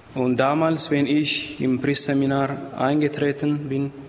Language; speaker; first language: German; non-native, fluent; Amharic